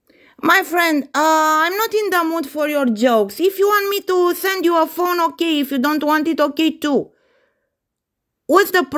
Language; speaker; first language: English; non-native, fluent; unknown